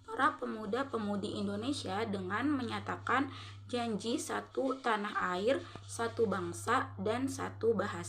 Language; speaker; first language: Indonesian; native; Indonesian